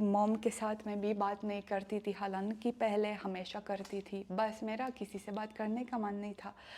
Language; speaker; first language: Hindi; non-native, learner; Russian